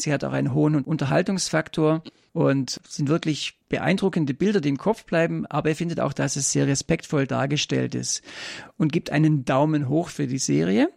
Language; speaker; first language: German; native; German